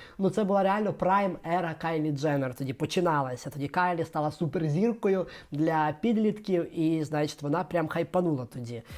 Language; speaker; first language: Ukrainian; non-native, local second language; Russian